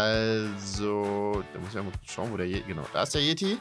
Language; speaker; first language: German; native; German